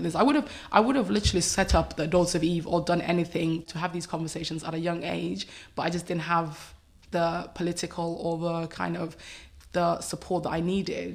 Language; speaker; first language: English; native; English